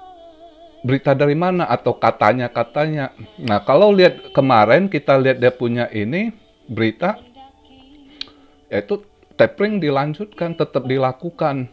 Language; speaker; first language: Indonesian; native; Indonesian